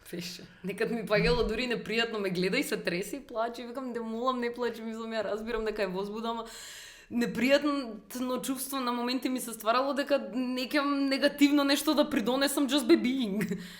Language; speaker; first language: Macedonian; native; Macedonian